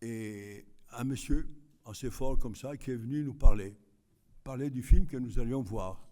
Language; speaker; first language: French; non-native, fluent; Greek